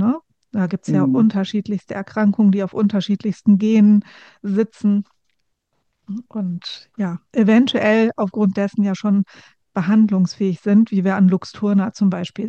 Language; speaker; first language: German; native; German